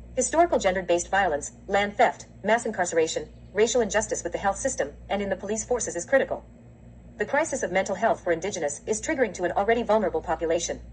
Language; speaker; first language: English; native; English